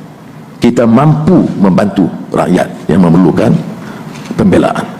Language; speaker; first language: Malay; native; Malay